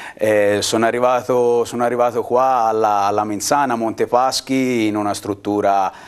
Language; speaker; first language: Italian; native; Italian